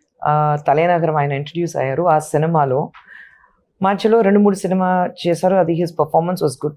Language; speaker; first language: Telugu; non-native, local second language; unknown